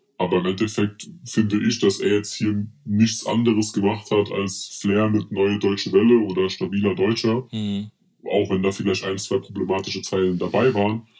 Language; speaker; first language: German; early bilingual, other home language; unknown